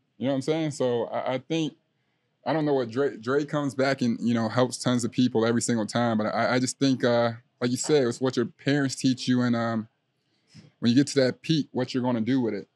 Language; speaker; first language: English; native; English